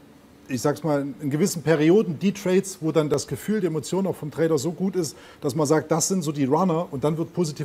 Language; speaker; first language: German; native; German